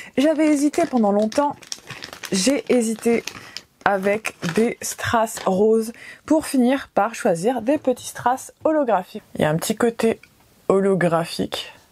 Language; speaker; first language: French; early bilingual, other home language; Portuguese